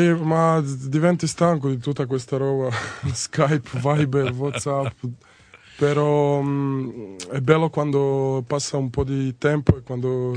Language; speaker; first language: Italian; non-native, fluent; Serbian